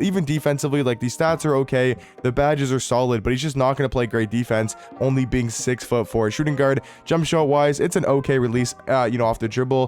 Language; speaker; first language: English; native; English